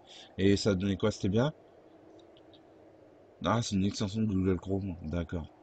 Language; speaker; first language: French; native; French